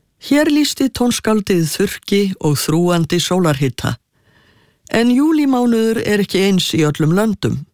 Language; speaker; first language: Icelandic; native; Icelandic